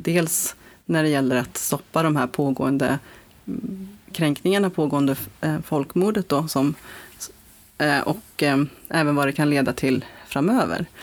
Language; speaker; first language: Swedish; native; Swedish